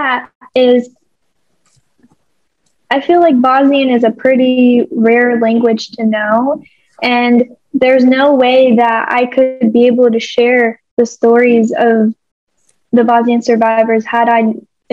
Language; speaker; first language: English; early bilingual, other home language; Bosnian